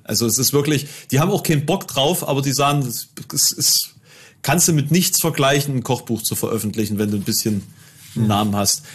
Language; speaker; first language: German; native; German